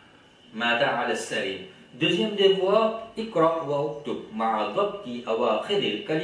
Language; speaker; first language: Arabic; non-native, learner; Haitian Creole